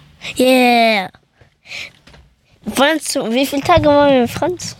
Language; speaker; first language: German; early bilingual, other home language; Persian